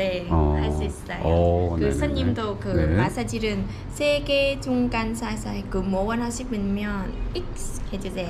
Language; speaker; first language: Korean; non-native, learner; Vietnamese